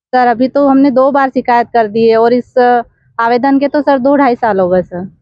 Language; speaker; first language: Hindi; native; Hindi